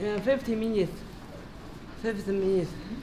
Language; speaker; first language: English; non-native, learner; Chinese